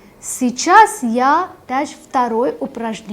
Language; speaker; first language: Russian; non-native, fluent; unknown